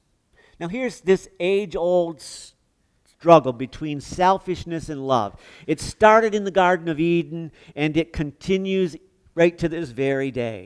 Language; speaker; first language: English; native; English